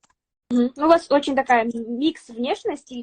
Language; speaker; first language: Russian; native; Russian